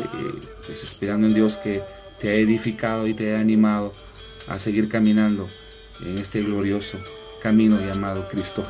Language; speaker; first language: Spanish; native; Spanish